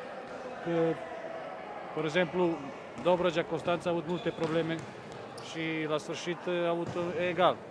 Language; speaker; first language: Romanian; non-native, fluent; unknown